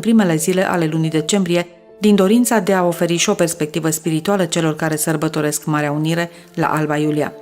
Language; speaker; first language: Romanian; native; Romanian